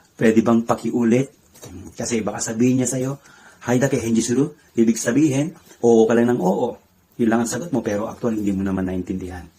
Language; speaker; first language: Filipino; native; Filipino